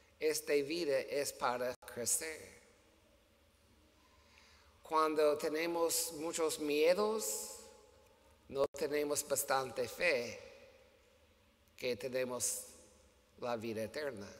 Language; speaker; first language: Spanish; non-native, learner; English